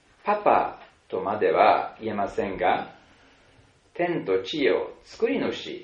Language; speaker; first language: Japanese; non-native, fluent; German